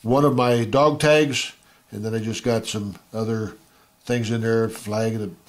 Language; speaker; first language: English; native; English